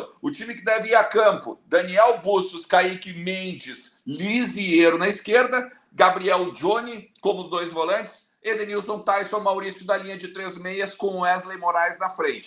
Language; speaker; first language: Portuguese; native; Portuguese